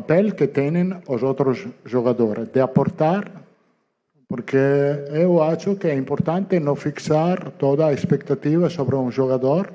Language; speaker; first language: Portuguese; non-native, fluent; Italian